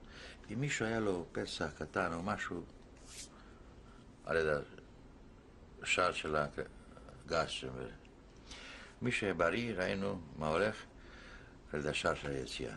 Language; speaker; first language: Hebrew; non-native, fluent; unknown